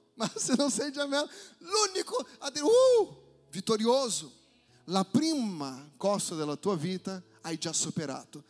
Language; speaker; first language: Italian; non-native, fluent; Portuguese